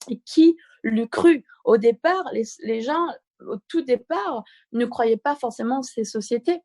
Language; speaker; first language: French; native; French